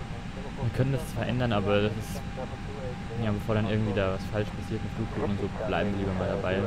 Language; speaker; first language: German; native; German